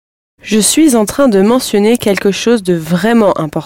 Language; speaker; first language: French; non-native, learner; English